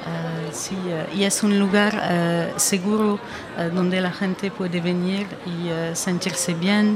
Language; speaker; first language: Spanish; non-native, fluent; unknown